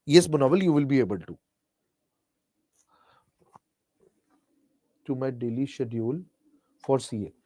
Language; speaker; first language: English; non-native, local second language; Hindi